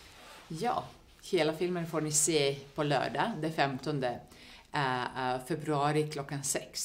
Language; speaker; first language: Swedish; non-native, fluent; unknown